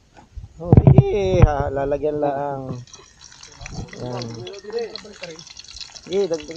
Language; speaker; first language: Filipino; native; Filipino